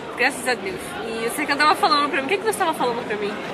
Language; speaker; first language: Portuguese; native; Portuguese